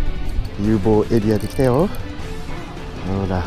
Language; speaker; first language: Japanese; native; Japanese